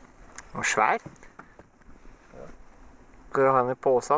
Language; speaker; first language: Norwegian; native; Norwegian